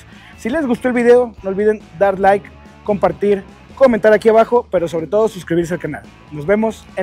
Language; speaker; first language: Spanish; native; Spanish